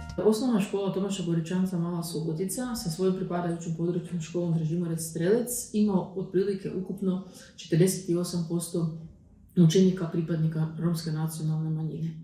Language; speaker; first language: Croatian; native; Croatian